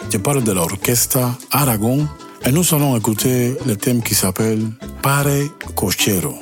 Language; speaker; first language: French; non-native, learner; Spanish